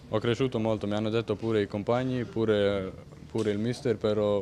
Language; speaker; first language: Italian; non-native, fluent; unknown